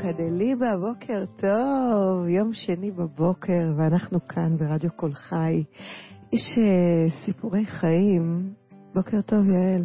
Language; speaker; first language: Hebrew; native; Hebrew